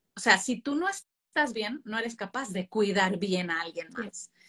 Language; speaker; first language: Spanish; native; Spanish